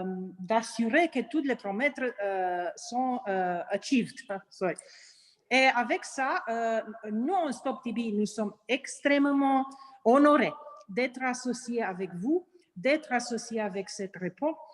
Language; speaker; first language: French; non-native, learner; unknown